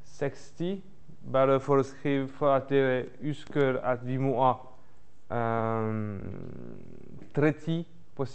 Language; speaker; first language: Norwegian; non-native, learner; French